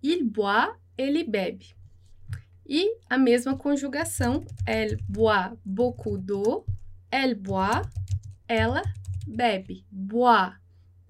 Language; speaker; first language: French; non-native, fluent; Portuguese